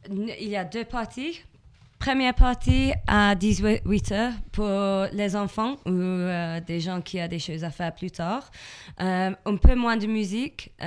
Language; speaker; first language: French; non-native, learner; English